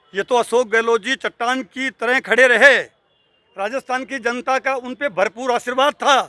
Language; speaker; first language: Hindi; native; Hindi